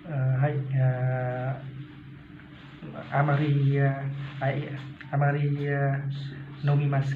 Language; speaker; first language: Japanese; non-native, learner; Vietnamese